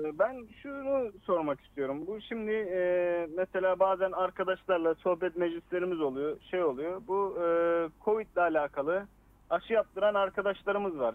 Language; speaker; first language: Turkish; native; Turkish